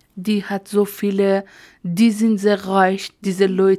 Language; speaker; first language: German; non-native, learner; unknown